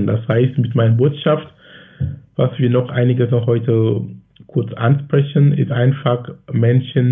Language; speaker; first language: German; non-native, fluent; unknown